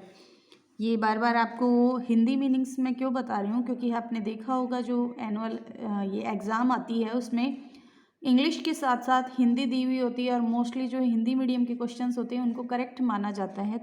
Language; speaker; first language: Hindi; native; Hindi